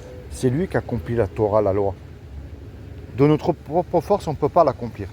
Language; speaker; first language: French; native; French